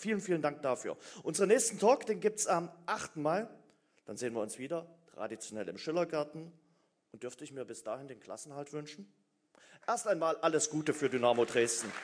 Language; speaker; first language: German; native; German